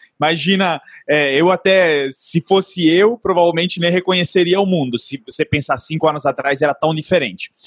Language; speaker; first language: Portuguese; non-native, fluent; Italian